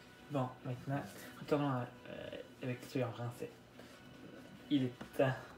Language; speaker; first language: French; native; French